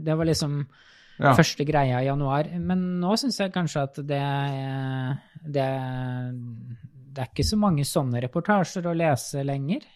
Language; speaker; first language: Norwegian; native; Norwegian